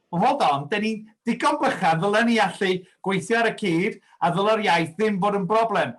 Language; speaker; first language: Welsh; early bilingual, heritage; Welsh